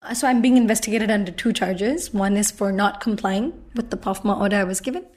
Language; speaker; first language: English; non-native, local second language; Tamil